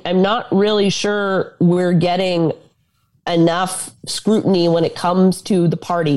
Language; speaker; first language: English; native; English